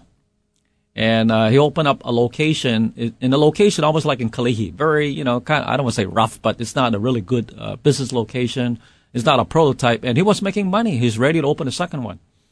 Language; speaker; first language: English; non-native, local second language; Cantonese